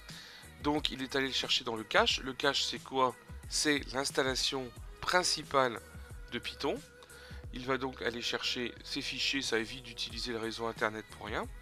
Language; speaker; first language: French; native; French